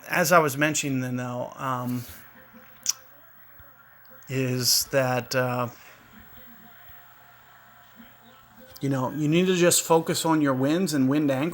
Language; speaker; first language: English; native; English